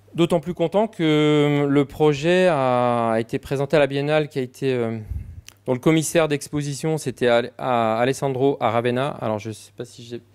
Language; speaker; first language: French; native; French